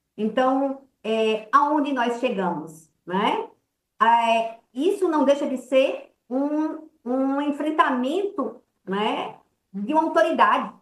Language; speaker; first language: Portuguese; native; Portuguese